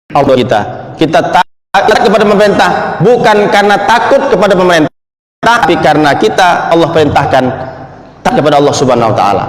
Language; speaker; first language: Indonesian; native; Indonesian